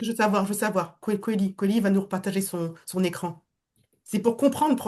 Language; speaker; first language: French; native; French